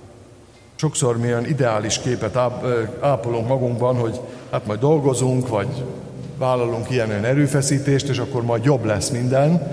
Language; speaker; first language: Hungarian; native; Hungarian